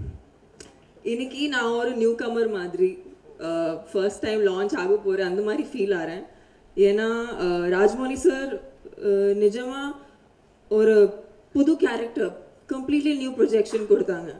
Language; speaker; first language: Tamil; early bilingual, heritage; Tamil